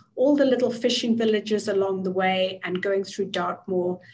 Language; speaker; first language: English; native; English